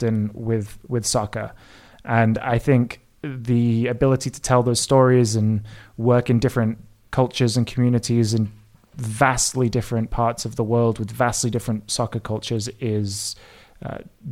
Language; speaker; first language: English; native; English